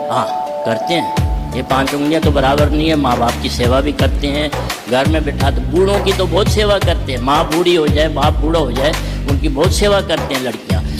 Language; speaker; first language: Hindi; native; Hindi